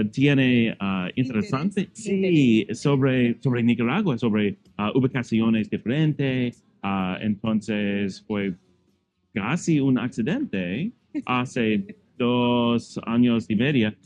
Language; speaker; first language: Spanish; non-native, learner; English